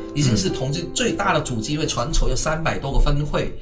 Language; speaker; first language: Chinese; non-native, local second language; Cantonese